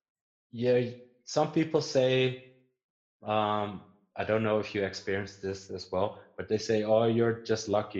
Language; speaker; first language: English; non-native, fluent; Dutch